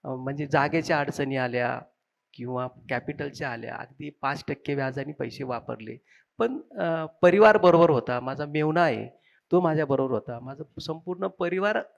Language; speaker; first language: Marathi; native; Marathi